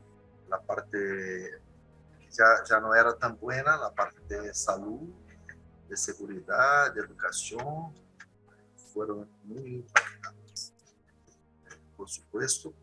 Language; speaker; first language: Spanish; non-native, learner; Portuguese